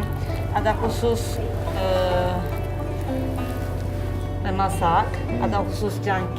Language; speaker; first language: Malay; non-native, learner; Turkish